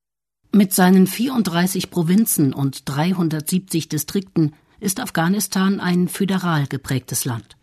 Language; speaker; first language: German; native; German